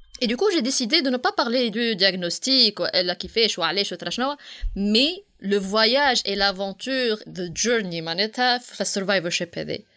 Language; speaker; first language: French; non-native, local second language; Arabic